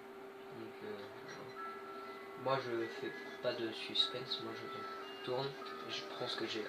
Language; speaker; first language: French; native; French